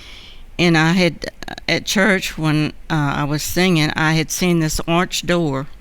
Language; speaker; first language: English; native; English